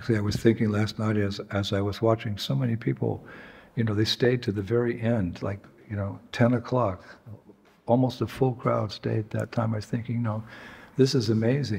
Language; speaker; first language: English; native; English